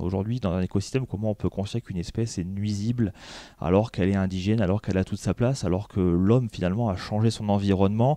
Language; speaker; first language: French; native; French